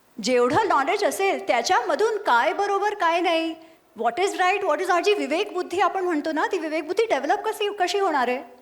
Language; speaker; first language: Marathi; non-native, local second language; Gujarati